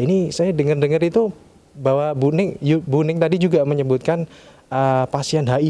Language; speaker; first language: Indonesian; native; Indonesian